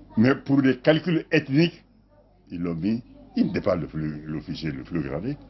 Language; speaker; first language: French; non-native, local second language; Mandingo